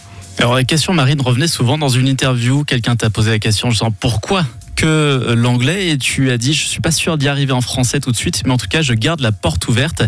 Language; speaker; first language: French; native; French